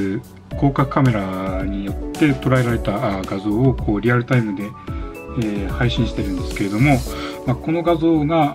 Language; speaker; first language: Japanese; native; Japanese